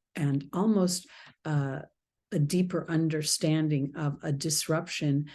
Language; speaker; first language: English; native; English